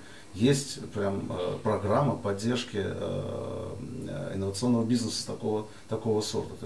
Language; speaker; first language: Russian; native; Russian